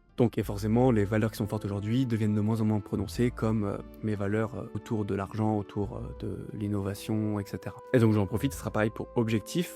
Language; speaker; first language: French; native; French